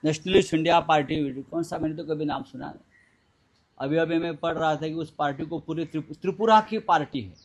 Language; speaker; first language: Hindi; non-native, local second language; Marathi